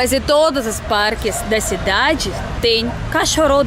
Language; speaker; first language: Portuguese; non-native, fluent; Russian